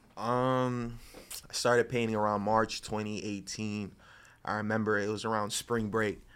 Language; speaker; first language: English; native; English